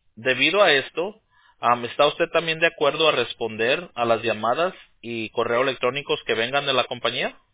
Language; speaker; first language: Spanish; early bilingual, heritage; Spanish